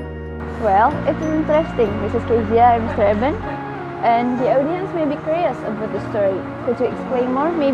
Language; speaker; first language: English; non-native, learner; Indonesian